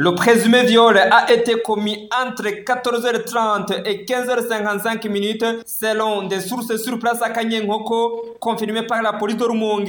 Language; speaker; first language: French; non-native, local second language; Rundi